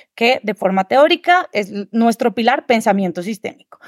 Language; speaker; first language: Spanish; native; Spanish